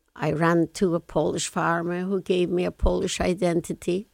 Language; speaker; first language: English; non-native, fluent; Polish